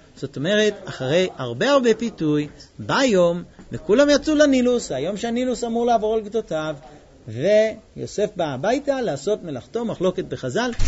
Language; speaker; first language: Hebrew; non-native, fluent; English